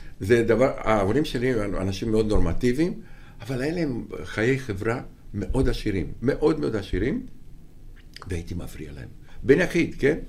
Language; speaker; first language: Hebrew; non-native, fluent; Romanian